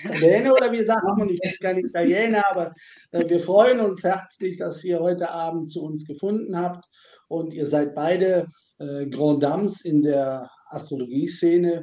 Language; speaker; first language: German; native; German